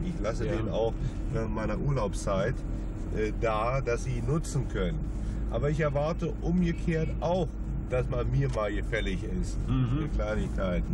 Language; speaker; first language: German; native; German